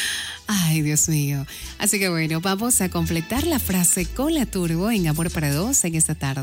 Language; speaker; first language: Spanish; native; Spanish